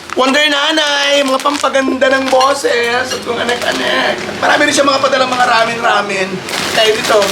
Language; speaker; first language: Filipino; native; Filipino